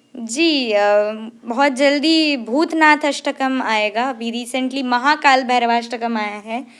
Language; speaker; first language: Hindi; non-native, local second language; Odia